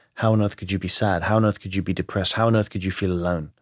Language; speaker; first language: English; native; English